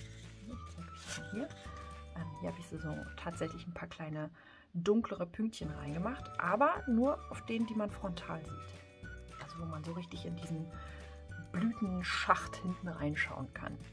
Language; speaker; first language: German; native; German